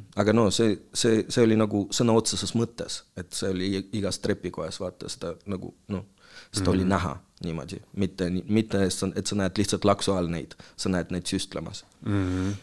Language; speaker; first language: Estonian; non-native, local second language; Russian